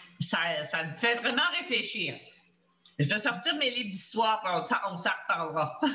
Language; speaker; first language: French; native; French